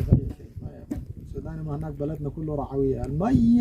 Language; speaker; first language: Arabic; native; Arabic